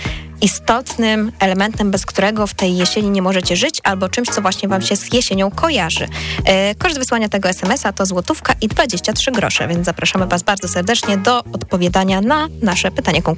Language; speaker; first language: Polish; native; Polish